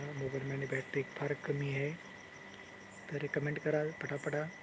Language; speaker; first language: Hindi; non-native, local second language; Marathi